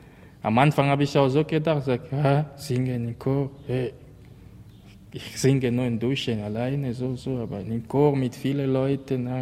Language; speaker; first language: German; non-native, learner; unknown